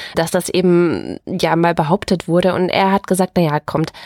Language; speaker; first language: German; native; German